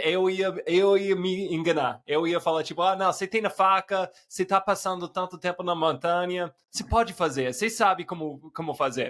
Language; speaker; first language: Portuguese; non-native, fluent; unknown